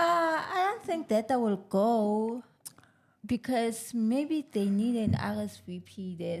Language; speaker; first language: English; non-native, local second language; Zulu